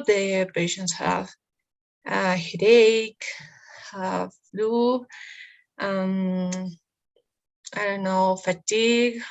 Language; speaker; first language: English; non-native, learner; Spanish